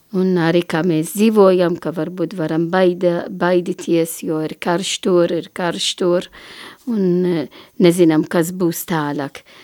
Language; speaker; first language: Latvian; non-native, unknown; Italian